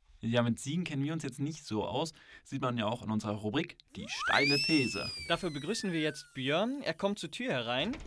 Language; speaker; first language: German; native; German